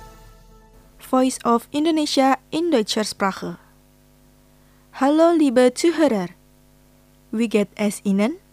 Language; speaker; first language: German; non-native, fluent; Indonesian